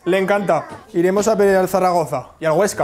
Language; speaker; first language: Spanish; native; Spanish